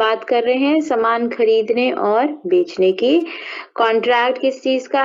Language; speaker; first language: Hindi; native; Hindi